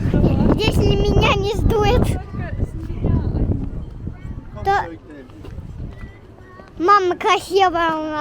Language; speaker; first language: Russian; early bilingual, heritage; Russian